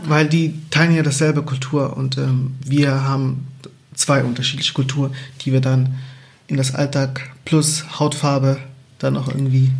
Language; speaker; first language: German; non-native, fluent; Portuguese